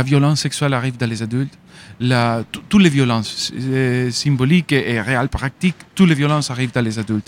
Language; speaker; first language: French; non-native, fluent; Spanish